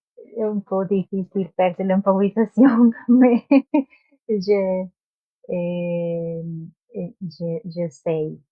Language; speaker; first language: French; non-native, learner; Spanish